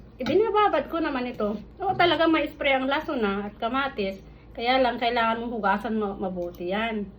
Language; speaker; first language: Filipino; non-native, local second language; Iloko